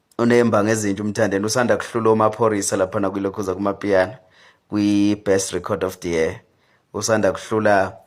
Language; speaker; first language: Zulu; native; Zulu